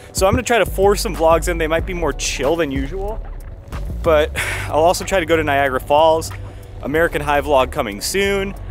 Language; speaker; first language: English; native; English